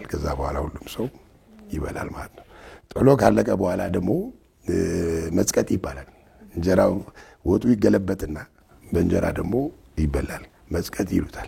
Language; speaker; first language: Amharic; non-native, local second language; Tigrinya